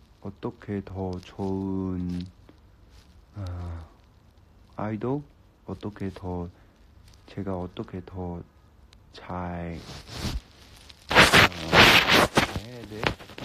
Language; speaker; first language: Korean; non-native, learner; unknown